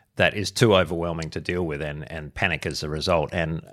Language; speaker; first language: English; native; English